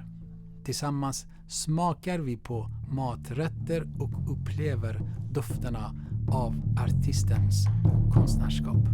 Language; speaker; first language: Swedish; non-native, fluent; Baluchi